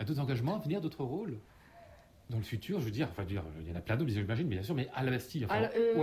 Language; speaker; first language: French; native; French